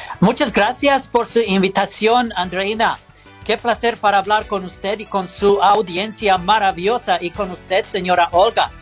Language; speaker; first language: Spanish; non-native, learner; English